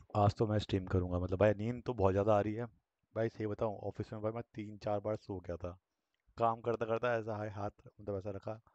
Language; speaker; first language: Hindi; native; Hindi